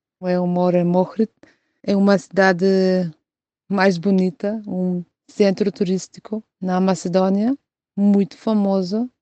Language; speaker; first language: Portuguese; non-native, fluent; Macedonian